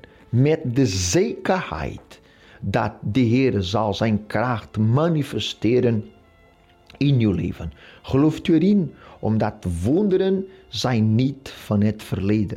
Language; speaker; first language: Dutch; non-native, fluent; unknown